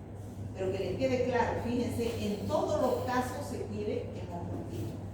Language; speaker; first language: Spanish; native; Spanish